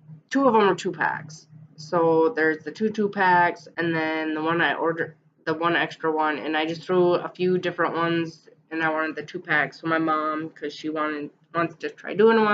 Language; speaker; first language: English; native; English